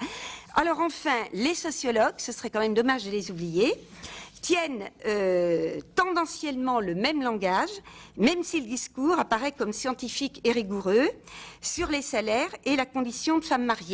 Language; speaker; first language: French; native; French